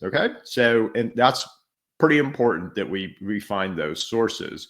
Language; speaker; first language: English; native; English